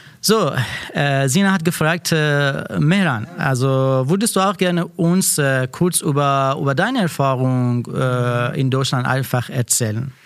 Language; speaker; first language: German; non-native, learner; Persian